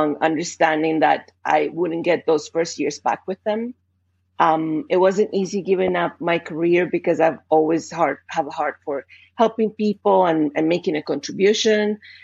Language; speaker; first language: English; non-native, fluent; Spanish